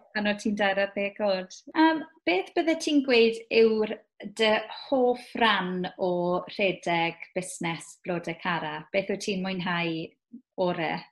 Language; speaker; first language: Welsh; native; Welsh